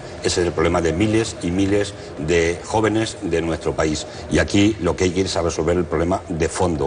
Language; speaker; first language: Spanish; native; Spanish